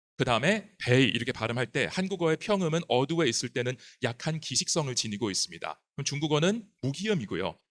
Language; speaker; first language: Korean; non-native, fluent; Chinese